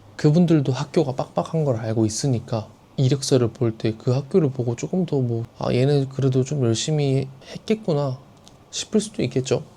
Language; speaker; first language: Korean; native; Korean